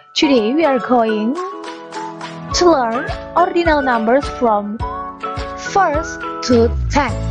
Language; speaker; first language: English; non-native, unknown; Indonesian